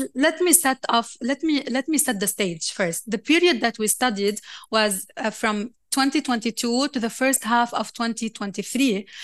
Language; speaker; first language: English; non-native, fluent; Arabic